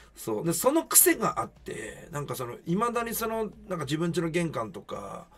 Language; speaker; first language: Japanese; native; Japanese